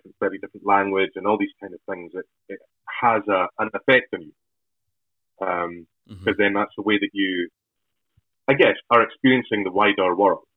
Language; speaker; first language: English; native; English